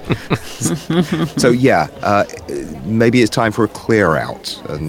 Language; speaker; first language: English; native; English